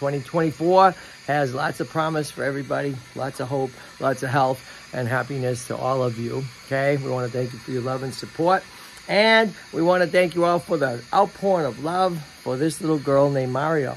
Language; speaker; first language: English; native; English